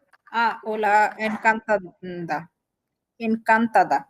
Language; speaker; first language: Spanish; non-native, learner; Bangla